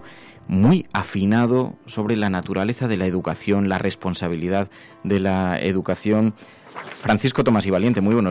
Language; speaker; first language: Spanish; native; Spanish